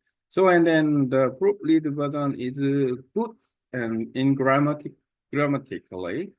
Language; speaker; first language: English; non-native, learner; Korean